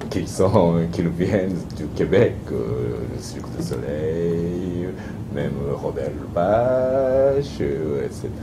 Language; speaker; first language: French; non-native, fluent; Japanese